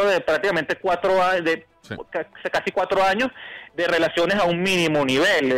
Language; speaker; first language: Spanish; native; Spanish